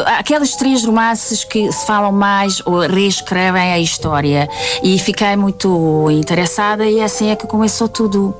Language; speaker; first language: Portuguese; non-native, fluent; Hungarian